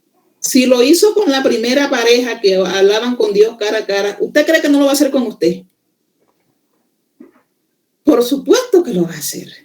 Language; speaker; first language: Spanish; native; Spanish